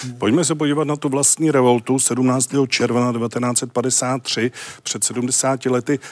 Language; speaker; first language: Czech; native; Czech